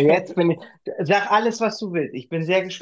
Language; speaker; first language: German; native; German